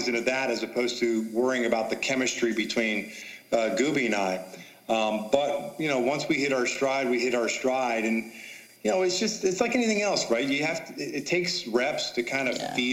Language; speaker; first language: English; native; English